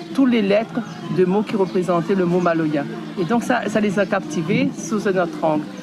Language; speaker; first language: French; native; French